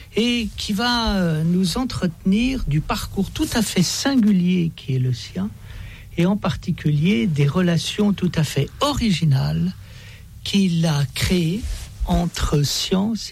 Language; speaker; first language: French; native; French